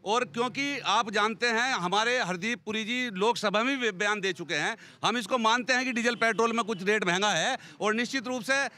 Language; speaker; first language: Hindi; native; Hindi